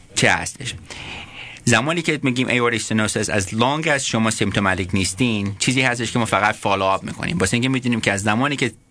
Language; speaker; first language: Persian; early bilingual, heritage; Persian